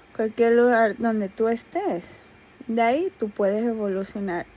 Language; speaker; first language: Spanish; native; Spanish